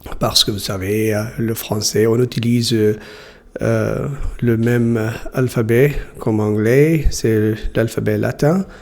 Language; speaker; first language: French; non-native, learner; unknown